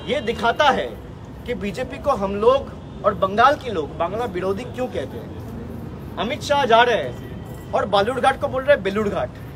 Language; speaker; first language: Hindi; non-native, local second language; Bangla